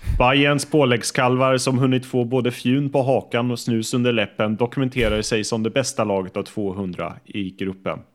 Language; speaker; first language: Swedish; native; Swedish